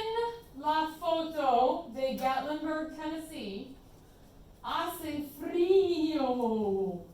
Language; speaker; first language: Spanish; non-native, fluent; English